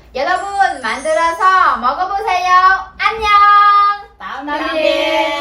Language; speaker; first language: Korean; non-native, learner; Vietnamese